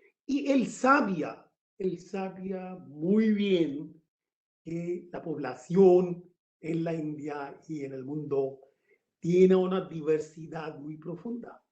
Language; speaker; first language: Spanish; non-native, fluent; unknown